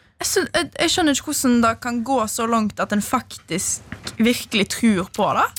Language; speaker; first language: Norwegian; native; Norwegian